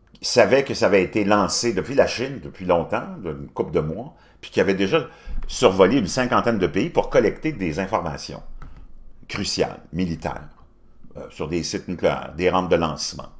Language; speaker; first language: French; native; French